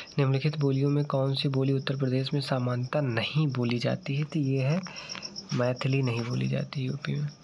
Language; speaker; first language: Hindi; native; Hindi